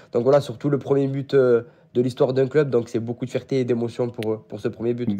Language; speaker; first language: French; native; French